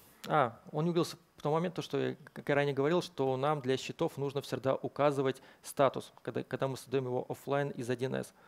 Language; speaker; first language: Russian; native; Russian